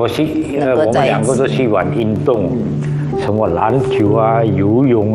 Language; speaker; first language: Chinese; early bilingual, heritage; Chinese